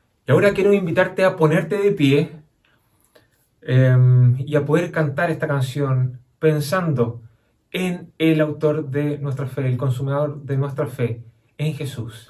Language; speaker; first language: Spanish; native; Spanish